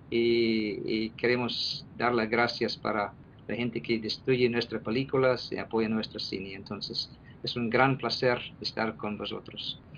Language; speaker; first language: Spanish; non-native, fluent; English